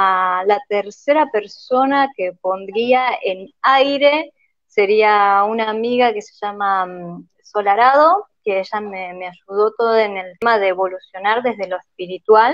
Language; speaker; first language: Spanish; native; Spanish